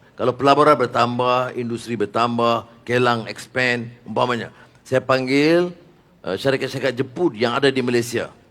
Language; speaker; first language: Malay; native; Malay